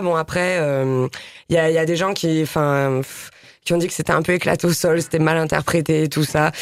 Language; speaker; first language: French; native; French